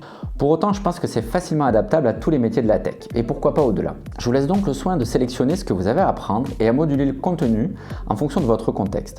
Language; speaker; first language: French; native; French